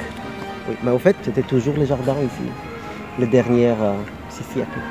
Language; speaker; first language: French; non-native, fluent; Russian